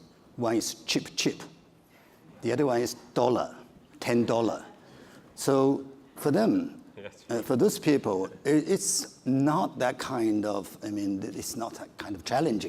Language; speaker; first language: English; non-native, fluent; Chinese